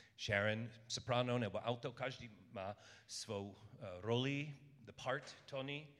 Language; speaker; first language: Czech; non-native, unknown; English